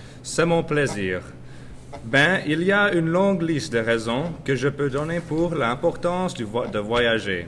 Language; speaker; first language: French; non-native, learner; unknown